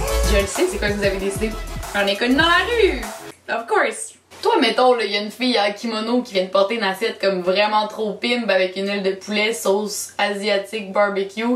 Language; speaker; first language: French; native; French